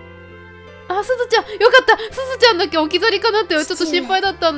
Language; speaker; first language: Japanese; native; Japanese